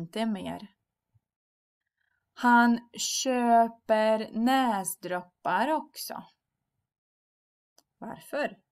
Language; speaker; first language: Swedish; non-native, fluent; Russian